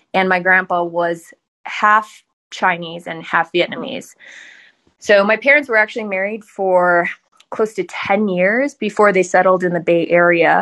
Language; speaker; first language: English; early bilingual, other home language; Chinese